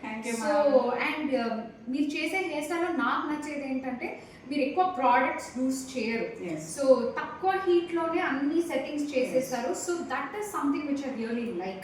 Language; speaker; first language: Telugu; non-native, local second language; Kannada